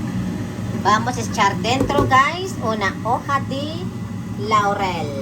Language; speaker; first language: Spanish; non-native, fluent; Filipino